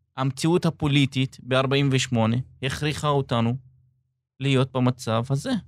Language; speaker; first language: Hebrew; non-native, local second language; Arabic